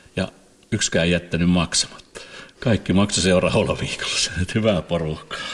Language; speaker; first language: Finnish; native; Finnish